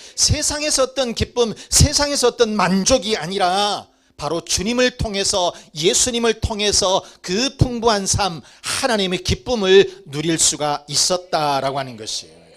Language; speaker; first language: Korean; native; Korean